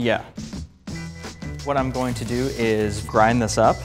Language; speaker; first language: English; native; English